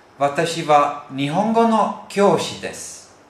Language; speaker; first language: Japanese; non-native, fluent; Turkish